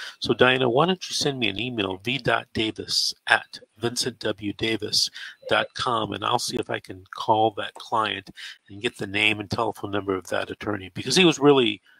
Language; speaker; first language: English; native; English